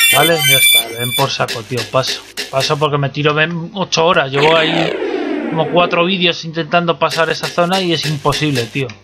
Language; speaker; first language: Spanish; native; Spanish